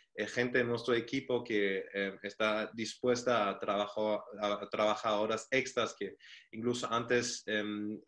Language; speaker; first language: Spanish; non-native, fluent; German